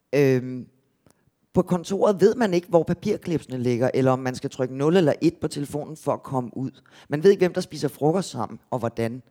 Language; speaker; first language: Danish; native; Danish